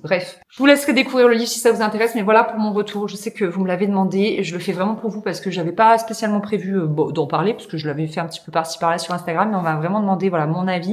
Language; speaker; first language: French; native; French